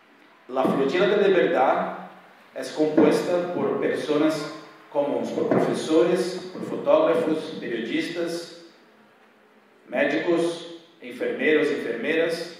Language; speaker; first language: Spanish; non-native, fluent; Portuguese